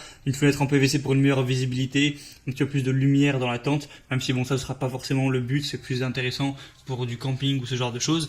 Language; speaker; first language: French; native; French